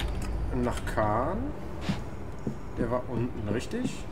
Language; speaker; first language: German; native; German